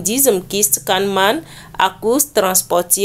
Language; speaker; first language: German; non-native, learner; French